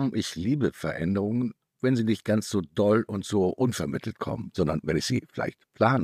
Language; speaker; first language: German; native; German